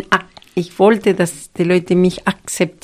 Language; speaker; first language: German; non-native, fluent; Spanish